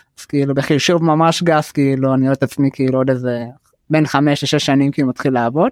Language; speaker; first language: Hebrew; early bilingual, other home language; Amharic